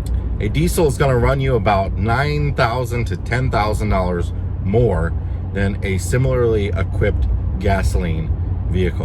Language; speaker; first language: English; native; English